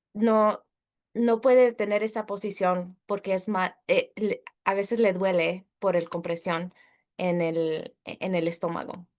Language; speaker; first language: Spanish; early bilingual, heritage; Spanish